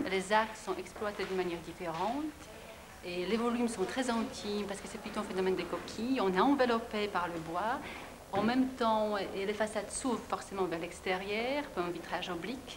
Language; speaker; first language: French; non-native, fluent; Polish